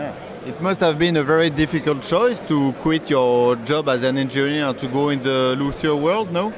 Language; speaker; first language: English; non-native, fluent; French